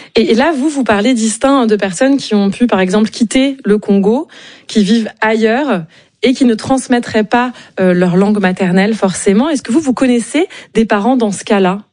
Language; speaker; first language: French; native; French